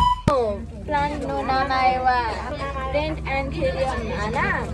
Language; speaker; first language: Japanese; non-native, learner; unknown